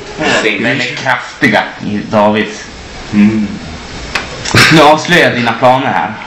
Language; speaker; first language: Swedish; native; Swedish